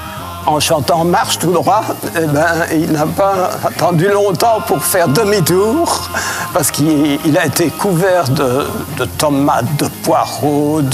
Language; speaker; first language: French; native; French